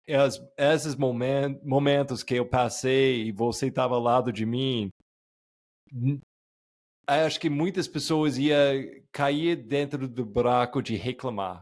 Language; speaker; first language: Portuguese; non-native, fluent; English